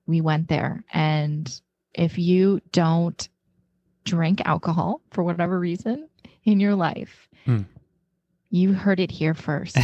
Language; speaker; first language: English; native; English